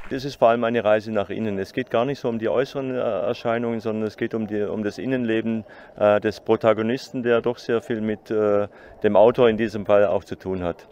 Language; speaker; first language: German; native; German